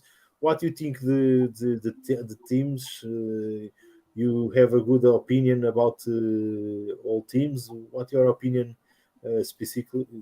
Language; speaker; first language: English; non-native, learner; Portuguese